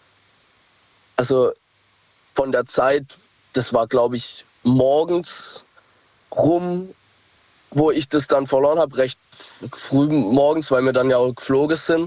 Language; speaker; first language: German; native; German